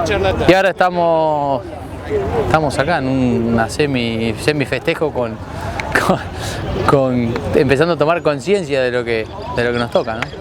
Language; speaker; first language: Spanish; native; Spanish